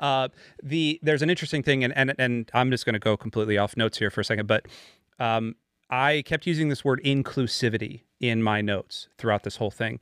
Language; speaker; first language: English; native; English